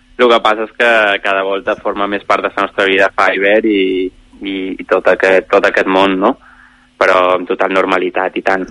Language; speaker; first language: Catalan; native; Catalan